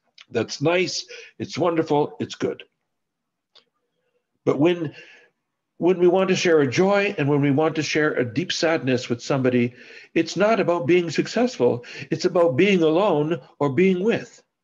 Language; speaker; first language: English; native; English